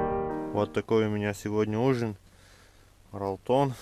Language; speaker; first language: Russian; non-native, fluent; Latvian